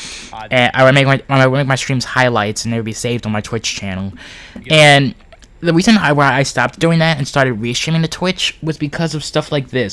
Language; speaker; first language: English; native; English